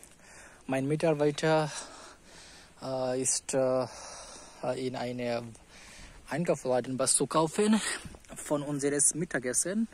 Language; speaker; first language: German; non-native, learner; Bangla